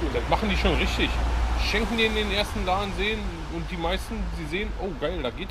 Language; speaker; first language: German; native; German